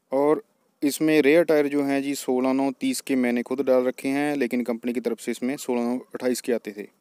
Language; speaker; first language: Hindi; non-native, local second language; Punjabi